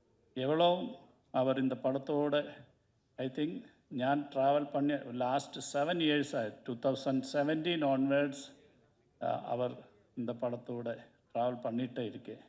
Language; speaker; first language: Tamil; non-native, learner; Malayalam